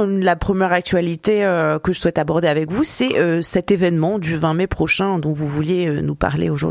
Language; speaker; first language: French; native; French